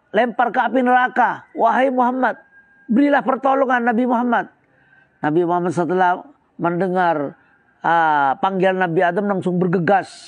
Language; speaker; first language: Indonesian; non-native, local second language; Madurese